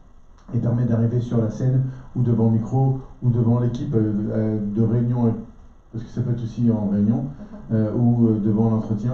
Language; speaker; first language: French; native; French